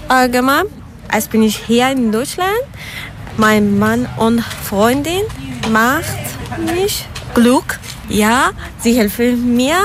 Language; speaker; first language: German; non-native, learner; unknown